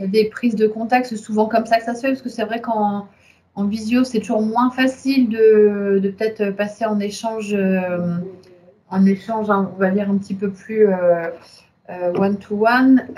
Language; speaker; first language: French; native; French